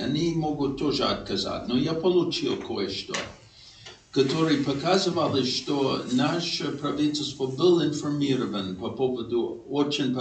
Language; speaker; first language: Russian; non-native, fluent; English